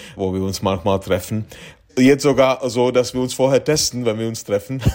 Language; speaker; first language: German; non-native, fluent; Czech